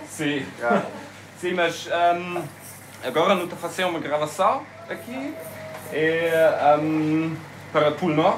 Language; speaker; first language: Portuguese; non-native, learner; German